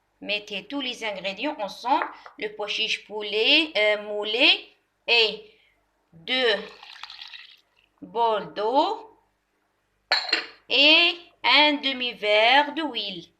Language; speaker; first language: French; non-native, local second language; Arabic